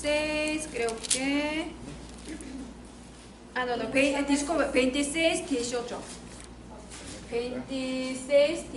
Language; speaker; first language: Spanish; non-native, learner; Korean